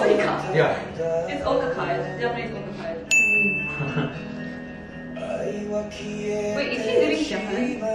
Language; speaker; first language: English; non-native, fluent; Japanese